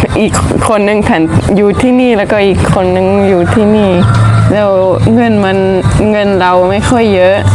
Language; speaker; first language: Thai; non-native, fluent; Dutch